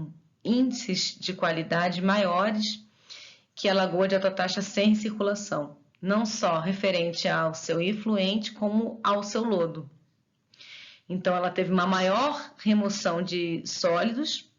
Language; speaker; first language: Portuguese; native; Portuguese